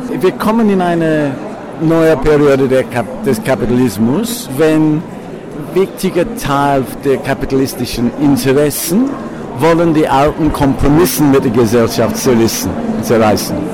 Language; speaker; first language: German; non-native, fluent; English